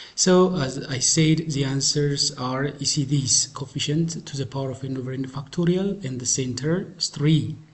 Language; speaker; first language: English; non-native, local second language; Amharic